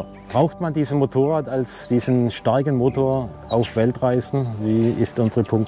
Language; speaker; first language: German; native; German